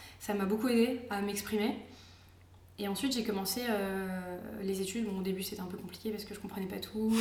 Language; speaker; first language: French; native; French